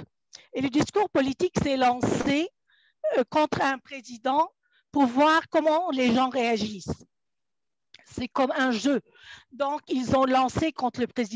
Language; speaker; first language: French; non-native, fluent; Arabic